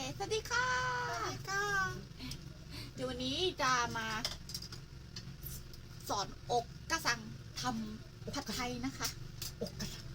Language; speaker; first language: Thai; native; Thai